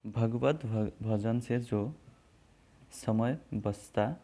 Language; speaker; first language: Hindi; non-native, local second language; Assamese